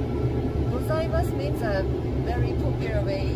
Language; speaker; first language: English; non-native, learner; Japanese